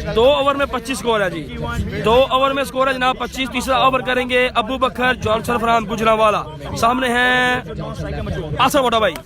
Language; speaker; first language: Urdu; non-native, local second language; Punjabi